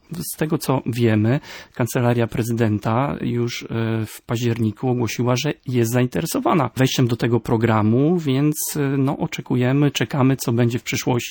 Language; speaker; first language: Polish; native; Polish